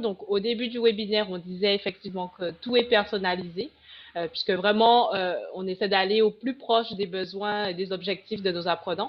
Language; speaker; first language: French; native; French